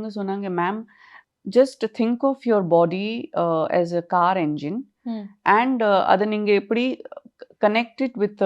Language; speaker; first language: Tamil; non-native, fluent; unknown